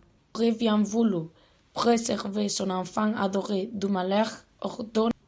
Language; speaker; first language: French; non-native, learner; Spanish